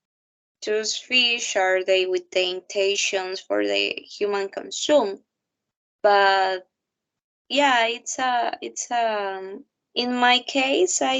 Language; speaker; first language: English; non-native, learner; Spanish